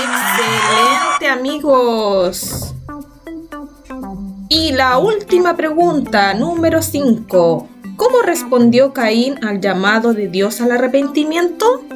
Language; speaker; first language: Spanish; native; Spanish